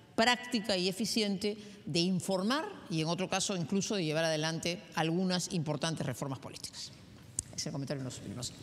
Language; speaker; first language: Spanish; native; Spanish